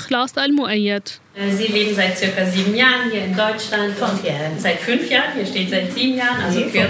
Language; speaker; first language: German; non-native, fluent; Arabic